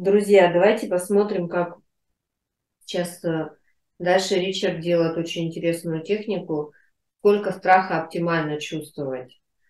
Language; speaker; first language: Russian; native; Russian